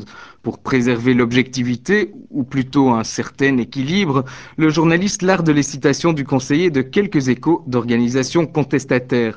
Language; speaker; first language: French; native; French